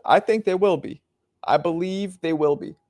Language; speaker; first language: English; native; English